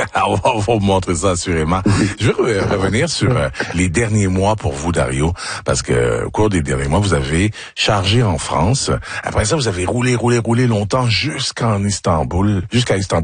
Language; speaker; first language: French; native; French